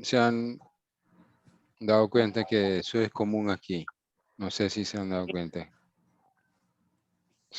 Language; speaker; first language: Spanish; non-native, fluent; English